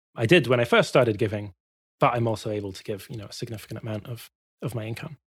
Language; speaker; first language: English; native; English